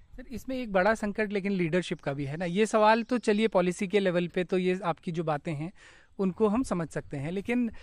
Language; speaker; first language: Hindi; native; Hindi